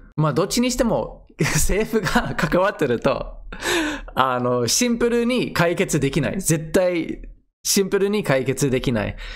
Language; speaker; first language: Japanese; non-native, fluent; English